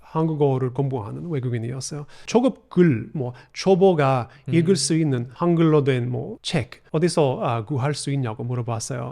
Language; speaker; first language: Korean; non-native, fluent; English